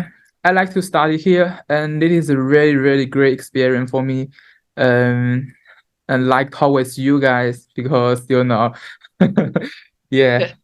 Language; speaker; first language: English; non-native, learner; Chinese